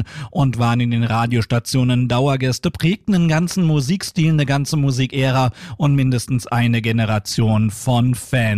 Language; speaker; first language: German; native; German